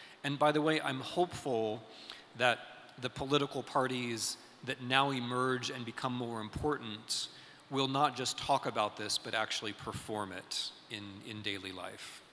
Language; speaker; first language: English; native; English